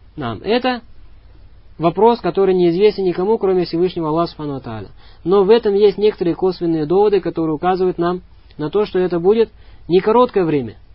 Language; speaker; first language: Russian; non-native, local second language; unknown